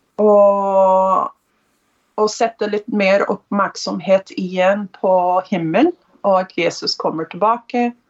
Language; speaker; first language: Norwegian; non-native, fluent; English